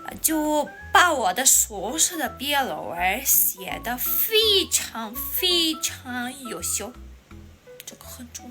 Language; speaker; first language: Chinese; non-native, fluent; Armenian